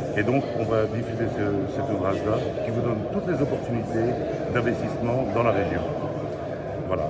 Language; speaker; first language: French; native; French